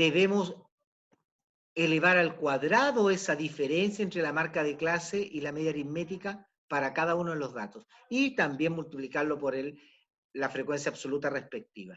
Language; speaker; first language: Spanish; native; Spanish